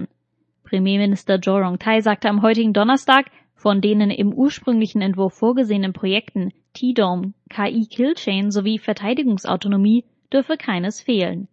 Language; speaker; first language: German; native; German